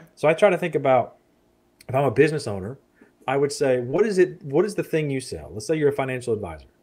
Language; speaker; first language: English; native; English